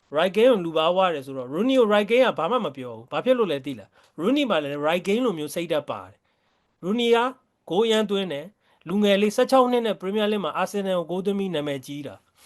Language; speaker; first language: Burmese; native; Burmese